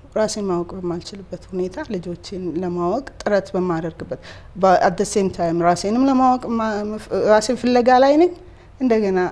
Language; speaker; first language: Amharic; native; Amharic